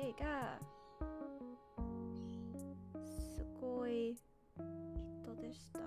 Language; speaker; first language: Japanese; non-native, learner; English